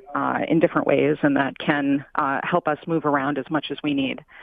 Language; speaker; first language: English; native; English